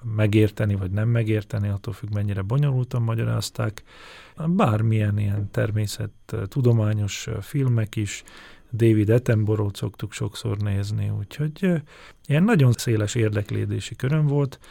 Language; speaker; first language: Hungarian; native; Hungarian